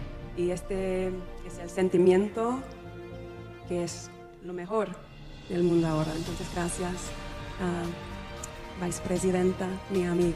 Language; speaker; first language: Spanish; non-native, learner; English